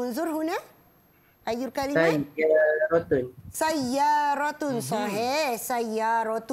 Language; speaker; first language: Arabic; non-native, fluent; Malay